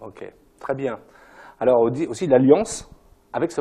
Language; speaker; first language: French; native; French